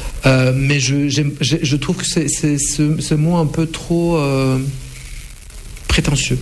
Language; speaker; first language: French; non-native, fluent; Russian